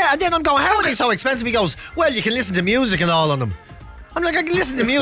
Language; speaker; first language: English; native; English